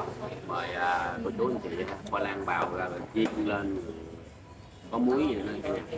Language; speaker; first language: Vietnamese; native; Vietnamese